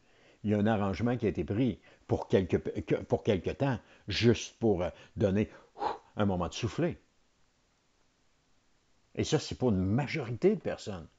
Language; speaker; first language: French; native; French